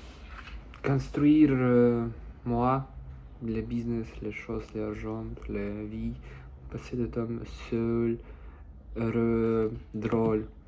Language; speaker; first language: French; non-native, learner; Russian